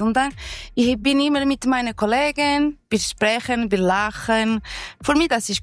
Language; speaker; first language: German; non-native, learner; Portuguese